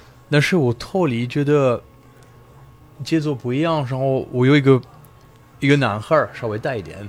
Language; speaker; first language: Chinese; non-native, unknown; French